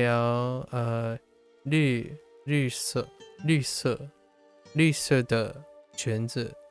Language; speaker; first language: Chinese; non-native, learner; English